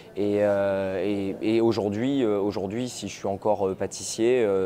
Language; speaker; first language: French; native; French